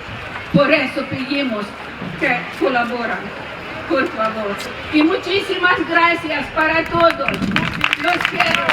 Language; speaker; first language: Spanish; non-native, fluent; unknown